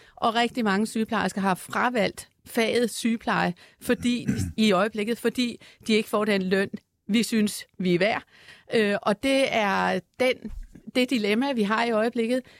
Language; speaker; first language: Danish; native; Danish